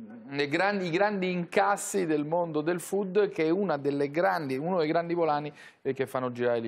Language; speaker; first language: Italian; native; Italian